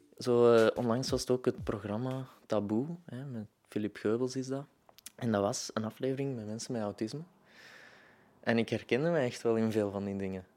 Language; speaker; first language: Dutch; native; Dutch